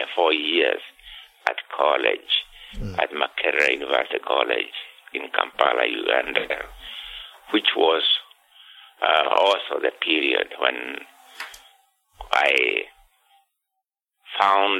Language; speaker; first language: English; non-native, local second language; Kikuyu